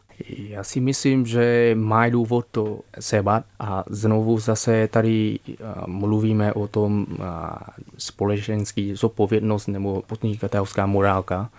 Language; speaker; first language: Czech; non-native, fluent; Vietnamese